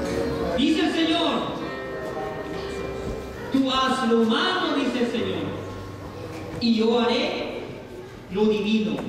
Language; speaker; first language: Spanish; native; Spanish